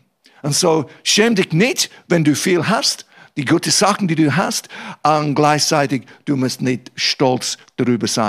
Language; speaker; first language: German; non-native, fluent; English